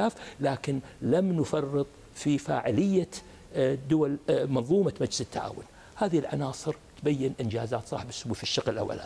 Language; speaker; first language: Arabic; native; Arabic